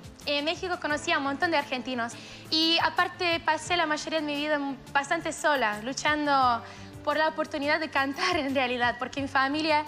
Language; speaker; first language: Spanish; non-native, fluent; Russian